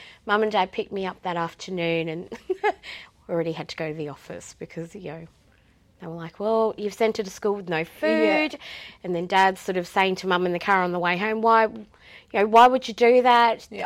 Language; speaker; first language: English; native; English